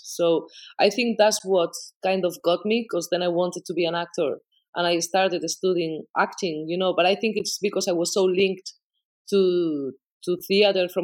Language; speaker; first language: English; non-native, fluent; Spanish